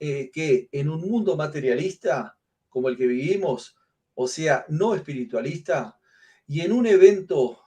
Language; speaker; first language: Spanish; native; Spanish